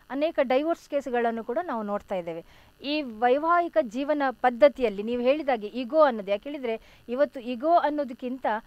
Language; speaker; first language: Kannada; non-native, local second language; Tulu